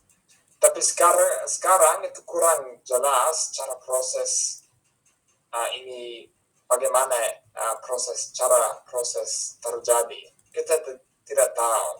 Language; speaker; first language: Indonesian; non-native, fluent; English